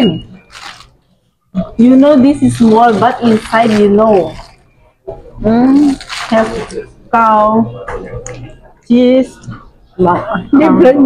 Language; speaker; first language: English; non-native, learner; Indonesian